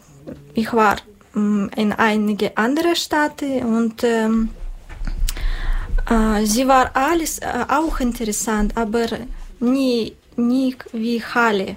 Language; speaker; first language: German; non-native, learner; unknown